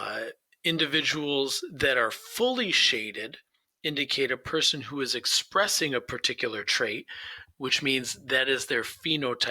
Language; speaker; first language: English; native; English